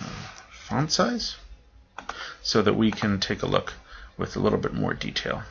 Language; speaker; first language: English; native; English